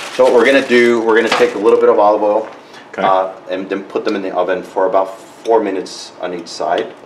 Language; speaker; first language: English; early bilingual, other home language; Spanish